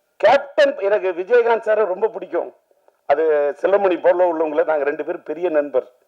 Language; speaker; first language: Tamil; native; Tamil